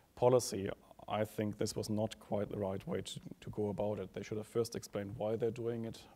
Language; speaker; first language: English; non-native, fluent; German